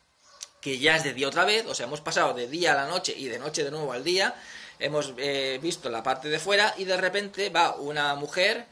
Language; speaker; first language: Spanish; native; Spanish